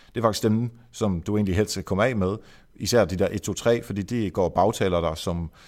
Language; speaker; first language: Danish; native; Danish